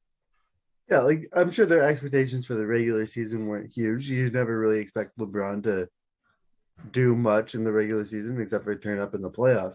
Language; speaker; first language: English; native; English